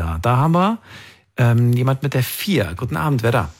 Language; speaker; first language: German; native; German